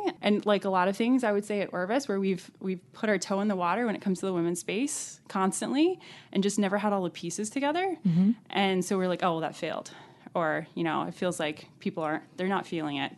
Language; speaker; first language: English; native; English